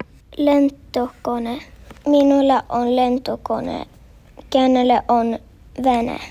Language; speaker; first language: Finnish; early bilingual, heritage; Finnish